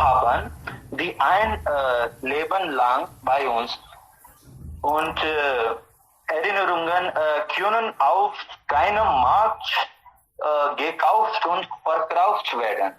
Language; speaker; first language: German; non-native, learner; Hindi